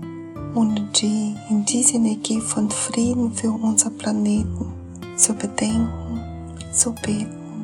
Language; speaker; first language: German; non-native, fluent; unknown